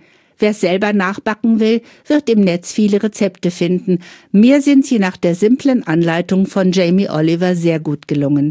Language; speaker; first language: German; native; German